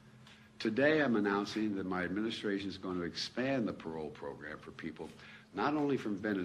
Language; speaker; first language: English; native; English